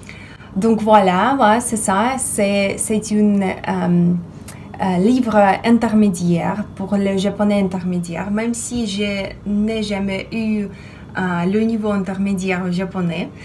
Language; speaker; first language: French; non-native, fluent; Russian